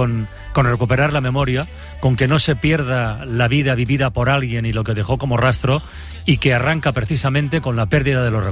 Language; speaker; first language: Spanish; native; Spanish